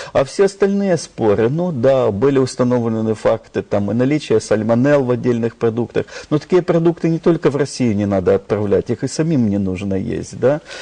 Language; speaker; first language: Russian; native; Russian